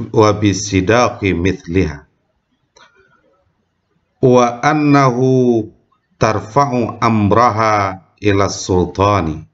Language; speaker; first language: Arabic; non-native, fluent; Indonesian